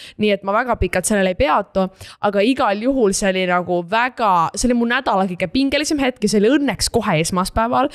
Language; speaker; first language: Estonian; native; Estonian